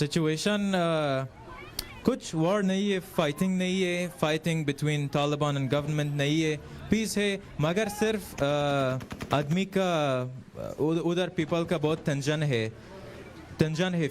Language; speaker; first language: Hindi; non-native, learner; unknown